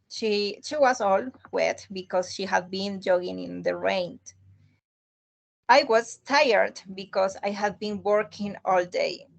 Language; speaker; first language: English; non-native, learner; Spanish